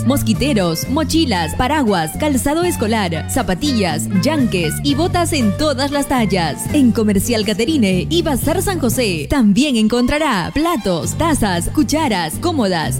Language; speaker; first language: Spanish; native; Spanish